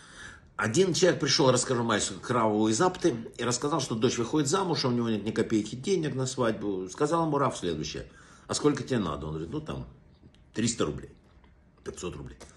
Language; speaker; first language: Russian; native; Russian